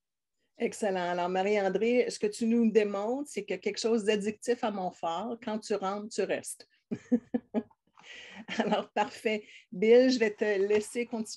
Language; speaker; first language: French; native; French